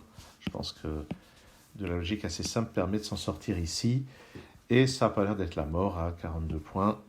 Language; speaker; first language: French; native; French